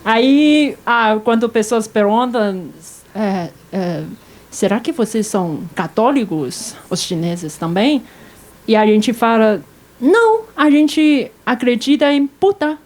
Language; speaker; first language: Portuguese; non-native, fluent; Chinese